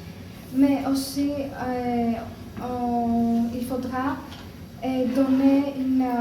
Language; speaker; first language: French; non-native, learner; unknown